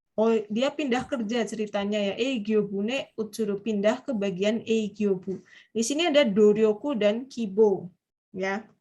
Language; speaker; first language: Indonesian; native; Indonesian